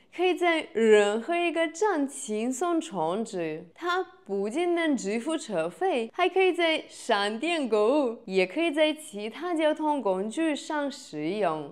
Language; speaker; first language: Chinese; non-native, fluent; Russian